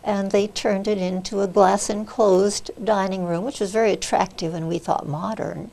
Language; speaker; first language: English; native; English